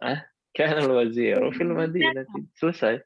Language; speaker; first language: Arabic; non-native, fluent; Indonesian